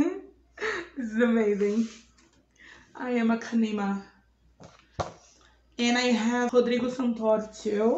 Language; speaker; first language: English; non-native, learner; Portuguese